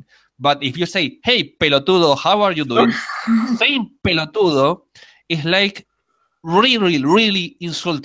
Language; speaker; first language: English; non-native, learner; Spanish